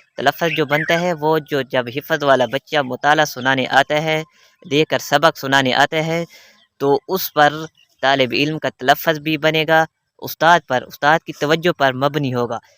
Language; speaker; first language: Urdu; non-native, local second language; Baluchi